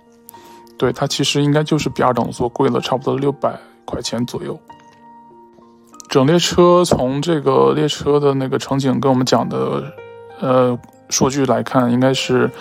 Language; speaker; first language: Chinese; native; Chinese